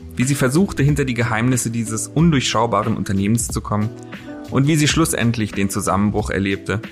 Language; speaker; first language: German; native; German